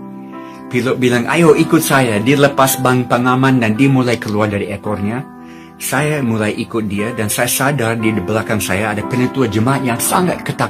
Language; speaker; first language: Indonesian; non-native, fluent; English